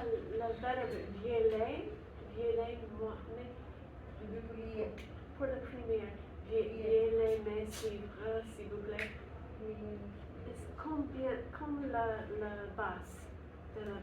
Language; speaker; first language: French; non-native, learner; Spanish